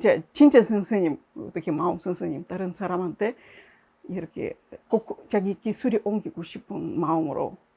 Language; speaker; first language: Korean; non-native, learner; Russian